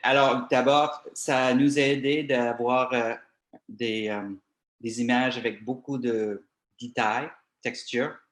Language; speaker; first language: French; non-native, local second language; English